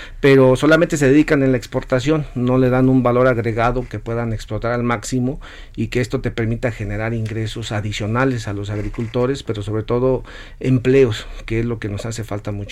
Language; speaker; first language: Spanish; native; Spanish